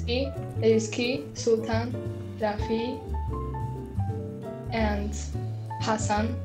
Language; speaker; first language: English; non-native, learner; Polish